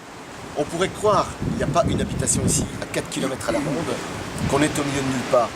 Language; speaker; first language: French; native; French